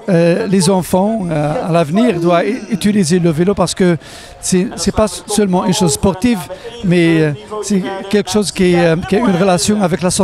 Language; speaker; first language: French; non-native, fluent; Dutch